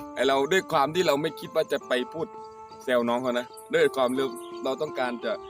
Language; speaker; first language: Thai; non-native, local second language; Northeastern Thai